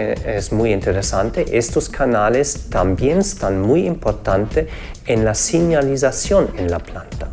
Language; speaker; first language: Spanish; non-native, fluent; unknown